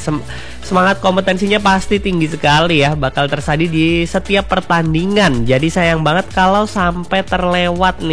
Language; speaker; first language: Indonesian; native; Indonesian